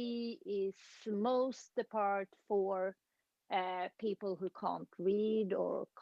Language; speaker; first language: English; non-native, fluent; Swedish